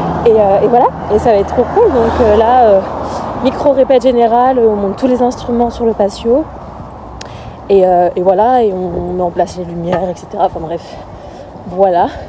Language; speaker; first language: French; native; French